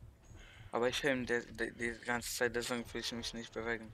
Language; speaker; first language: German; early bilingual, other home language; Polish